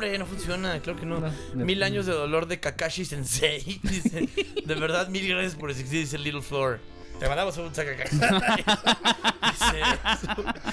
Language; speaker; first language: Spanish; native; Spanish